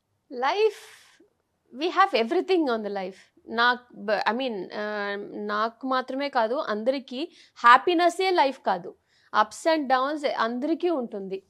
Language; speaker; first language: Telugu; non-native, fluent; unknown